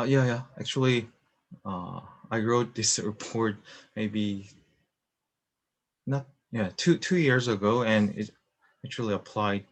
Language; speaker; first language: English; non-native, learner; Korean